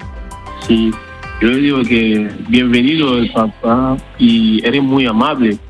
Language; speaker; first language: Spanish; non-native, learner; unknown